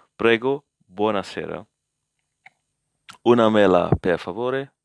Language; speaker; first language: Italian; non-native, learner; English